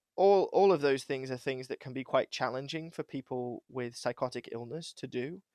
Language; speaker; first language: English; native; English